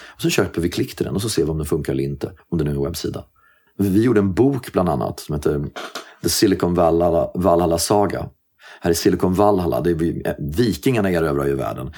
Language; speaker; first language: Swedish; native; Swedish